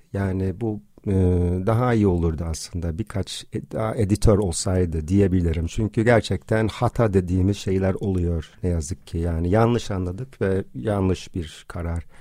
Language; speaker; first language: Turkish; non-native, fluent; English